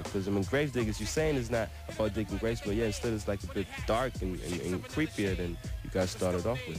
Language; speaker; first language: English; non-native, fluent; German